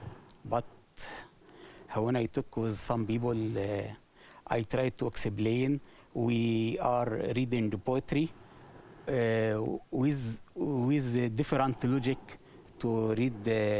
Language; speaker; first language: English; non-native, learner; Arabic